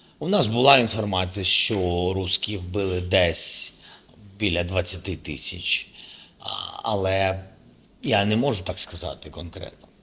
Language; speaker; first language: Ukrainian; non-native, local second language; Russian